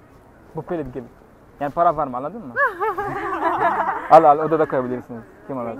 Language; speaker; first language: Turkish; non-native, learner; Arabic